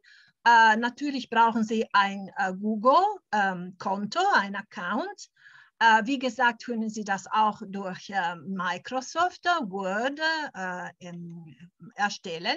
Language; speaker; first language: German; early bilingual, heritage; German